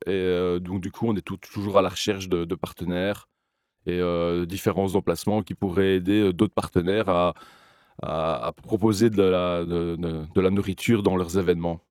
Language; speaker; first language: French; native; French